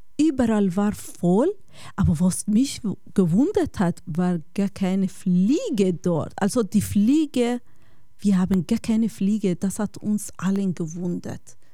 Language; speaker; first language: German; non-native, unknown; Kurdish